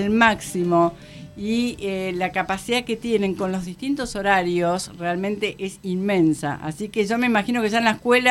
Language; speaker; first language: Spanish; native; Spanish